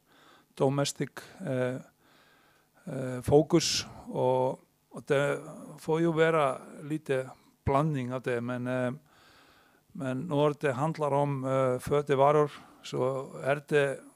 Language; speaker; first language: Swedish; non-native, fluent; Icelandic